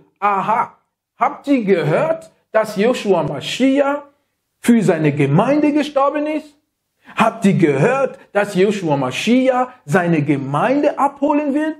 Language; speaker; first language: German; non-native, learner; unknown